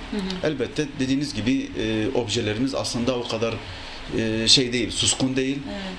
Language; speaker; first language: Turkish; native; Turkish